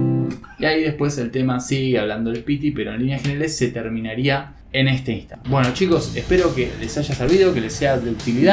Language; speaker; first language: Spanish; native; Spanish